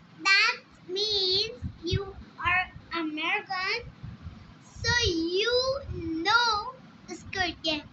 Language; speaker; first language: English; non-native, learner; Urdu